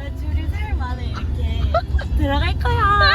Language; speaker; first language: Korean; native; Korean